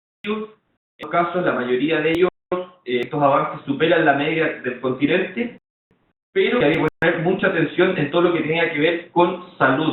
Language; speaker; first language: Spanish; native; Spanish